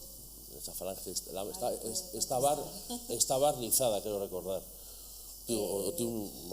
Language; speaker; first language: Spanish; native; Spanish